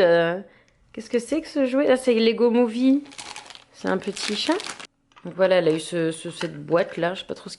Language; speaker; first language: French; native; French